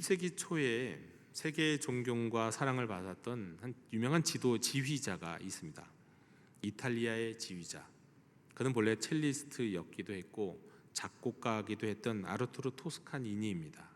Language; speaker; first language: Korean; native; Korean